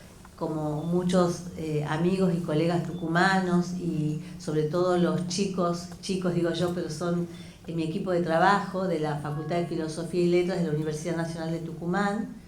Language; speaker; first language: Spanish; native; Spanish